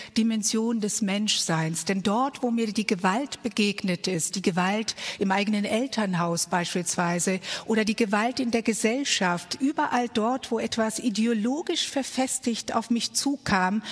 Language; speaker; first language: German; early bilingual, other home language; Croatian